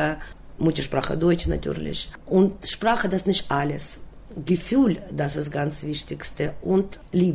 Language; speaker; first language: German; non-native, learner; Russian